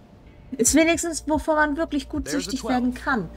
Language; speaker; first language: German; native; German